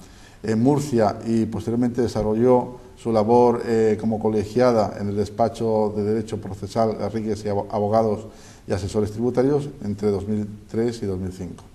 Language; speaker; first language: Spanish; native; Spanish